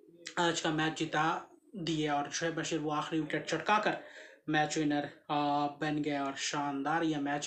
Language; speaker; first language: Hindi; native; Hindi